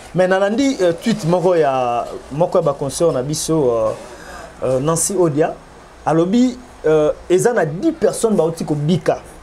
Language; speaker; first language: Lingala; native; Lingala